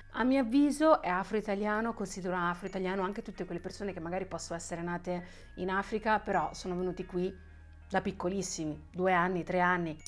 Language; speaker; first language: Italian; native; Italian